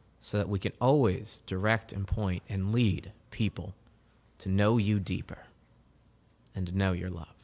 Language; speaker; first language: English; native; English